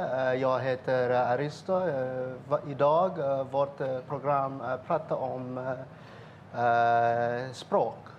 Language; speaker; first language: Swedish; non-native, learner; Indonesian